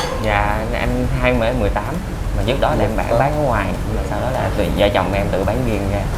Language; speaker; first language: Vietnamese; native; Vietnamese